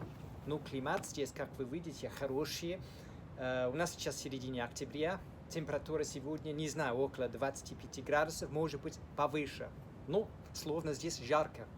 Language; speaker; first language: Russian; non-native, fluent; English